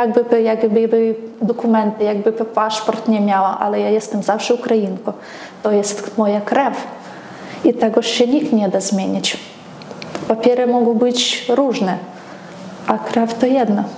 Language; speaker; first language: Polish; non-native, fluent; Ukrainian